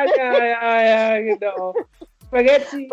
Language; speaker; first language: German; native; German